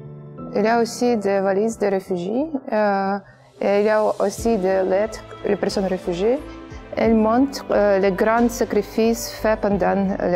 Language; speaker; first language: French; non-native, learner; Ukrainian